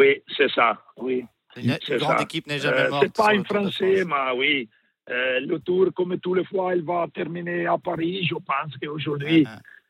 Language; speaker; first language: French; non-native, learner; Italian